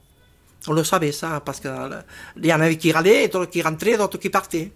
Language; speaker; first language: French; non-native, fluent; Catalan